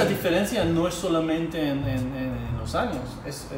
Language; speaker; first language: Spanish; non-native, fluent; Hebrew